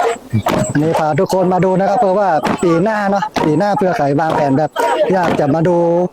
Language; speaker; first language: Thai; native; Thai